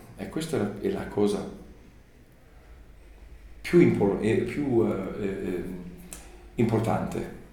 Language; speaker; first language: Italian; non-native, learner; English